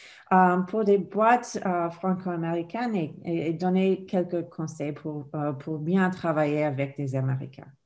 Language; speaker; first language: French; non-native, fluent; English